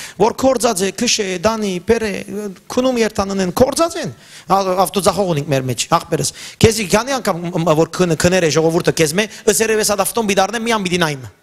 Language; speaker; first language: Armenian; early bilingual, heritage; Armenian